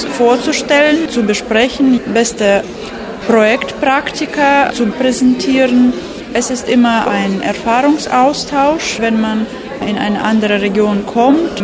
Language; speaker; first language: German; non-native, fluent; Russian